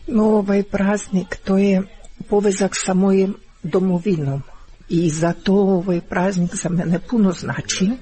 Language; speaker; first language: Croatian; non-native, learner; Ukrainian